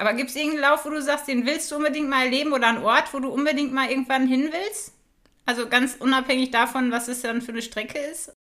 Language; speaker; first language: German; native; German